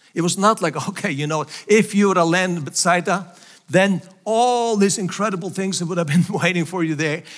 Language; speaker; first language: English; non-native, fluent; Faroese